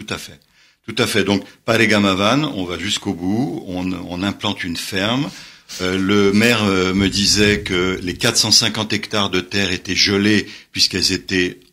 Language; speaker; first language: French; native; French